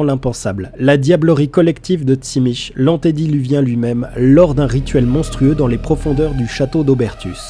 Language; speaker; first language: French; native; French